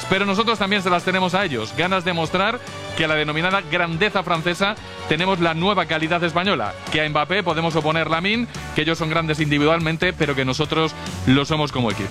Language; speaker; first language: Spanish; native; Spanish